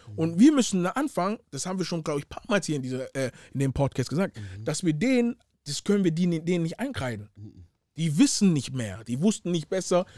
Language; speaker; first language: German; early bilingual, other home language; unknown